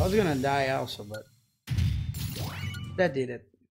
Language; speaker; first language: English; non-native, fluent; Portuguese